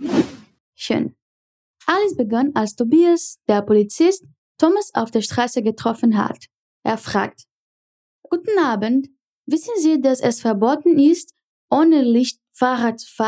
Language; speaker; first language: German; non-native, fluent; Portuguese